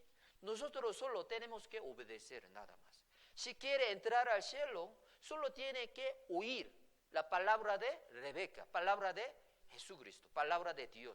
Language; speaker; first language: Spanish; non-native, fluent; Korean